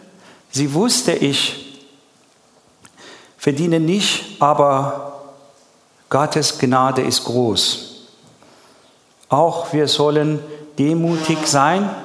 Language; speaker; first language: German; non-native, learner; Persian